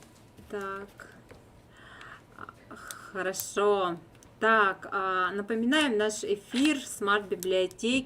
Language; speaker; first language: Russian; native; Russian